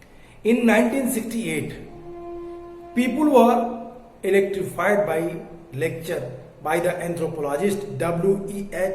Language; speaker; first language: English; non-native, local second language; Hindi